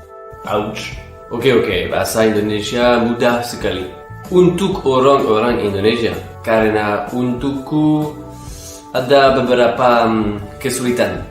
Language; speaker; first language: Indonesian; non-native, learner; French